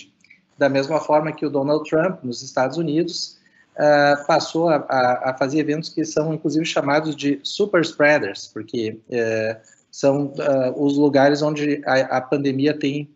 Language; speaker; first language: Portuguese; native; Portuguese